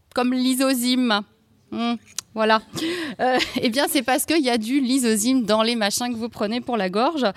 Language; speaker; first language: French; native; French